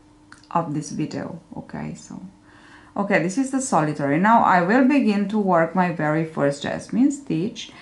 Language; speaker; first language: English; non-native, fluent; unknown